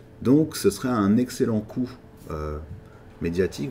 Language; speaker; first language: French; native; French